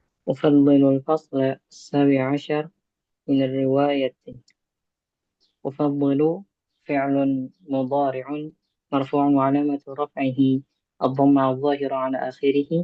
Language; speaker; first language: Arabic; non-native, learner; Indonesian